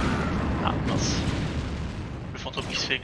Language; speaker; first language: French; native; French